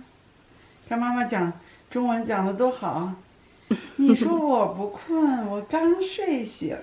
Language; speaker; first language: Chinese; native; Chinese